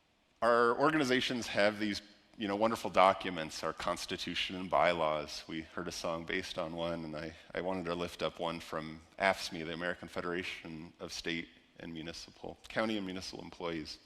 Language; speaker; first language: English; native; English